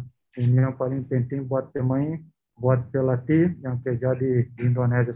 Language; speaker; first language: Indonesian; non-native, learner; Portuguese